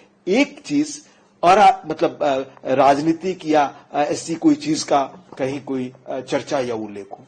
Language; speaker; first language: Hindi; native; Hindi